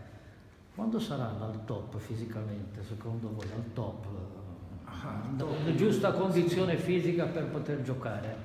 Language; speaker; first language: Italian; native; Italian